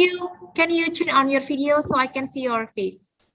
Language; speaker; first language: English; non-native, learner; Indonesian